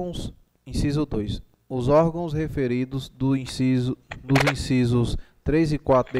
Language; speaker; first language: Portuguese; native; Portuguese